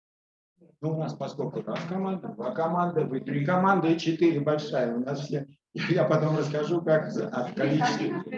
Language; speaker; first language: Russian; native; Russian